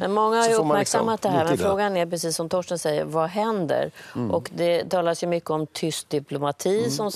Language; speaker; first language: Swedish; native; Swedish